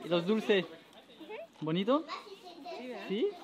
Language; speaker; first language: Spanish; non-native, learner; French